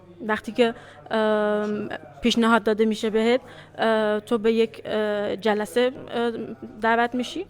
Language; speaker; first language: Persian; early bilingual, heritage; Persian